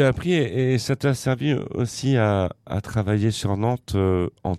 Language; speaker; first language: French; native; French